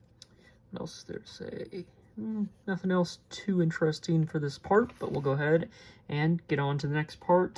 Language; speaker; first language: English; native; English